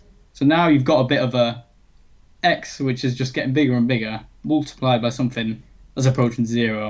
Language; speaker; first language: English; native; English